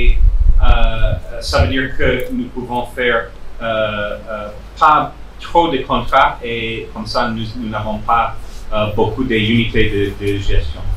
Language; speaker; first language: French; non-native, fluent; English